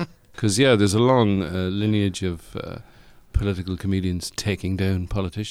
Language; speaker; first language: English; native; English